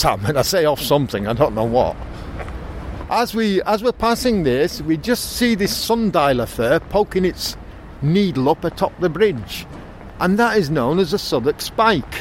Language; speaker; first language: English; native; English